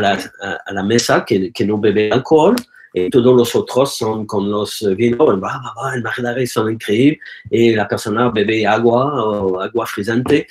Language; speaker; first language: Spanish; non-native, learner; French